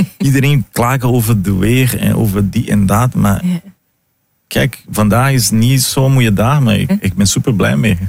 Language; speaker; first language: Dutch; non-native, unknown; Portuguese